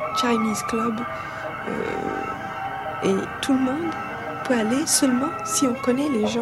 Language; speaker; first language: French; non-native, fluent; English